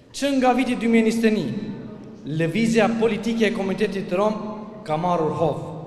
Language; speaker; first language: Albanian; non-native, local second language; Romany